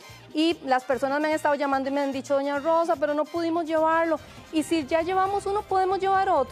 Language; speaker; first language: Spanish; native; Spanish